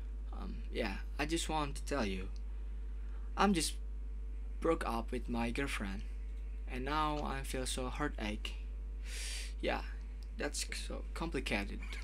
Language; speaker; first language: English; non-native, learner; Indonesian